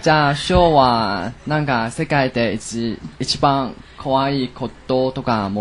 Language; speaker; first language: Japanese; non-native, learner; Chinese